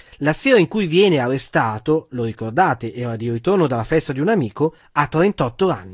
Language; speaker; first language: Italian; native; Italian